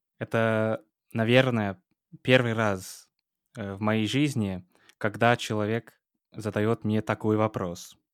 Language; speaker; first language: Russian; non-native, fluent; English